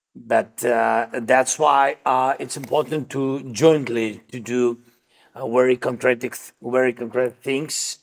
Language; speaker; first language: English; non-native, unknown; Russian